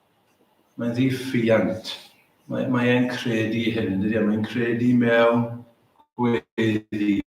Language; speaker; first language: Welsh; native; Welsh